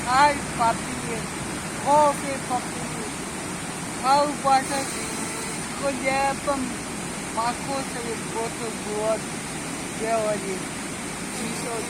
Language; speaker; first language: Russian; non-native, local second language; Kyrgyz